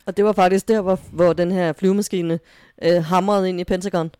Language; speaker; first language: Danish; native; Danish